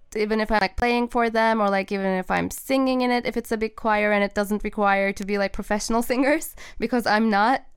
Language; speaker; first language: English; non-native, fluent; Turkish